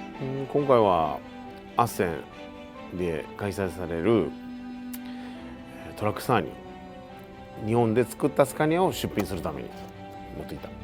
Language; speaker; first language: Japanese; native; Japanese